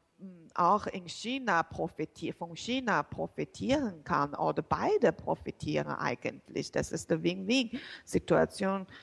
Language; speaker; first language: German; non-native, learner; Chinese